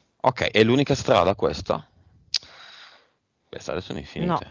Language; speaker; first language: Italian; native; Italian